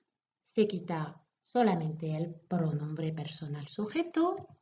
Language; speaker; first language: Spanish; non-native, fluent; French